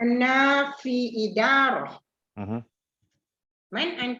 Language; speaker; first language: Arabic; non-native, learner; Malay